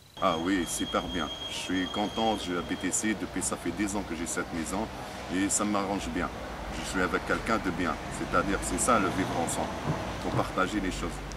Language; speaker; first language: French; non-native, local second language; Arabic